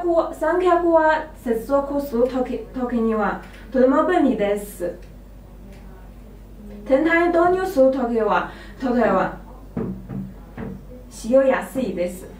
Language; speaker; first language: Japanese; non-native, learner; Chinese